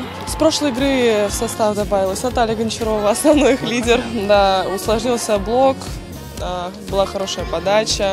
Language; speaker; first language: Russian; native; Russian